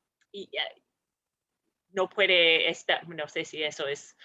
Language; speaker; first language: Spanish; non-native, fluent; English